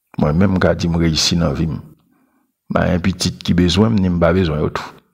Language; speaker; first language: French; non-native, local second language; Haitian Creole